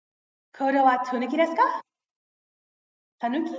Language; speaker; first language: Japanese; non-native, fluent; English